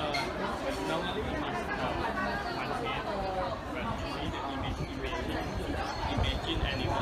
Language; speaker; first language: English; non-native, learner; Thai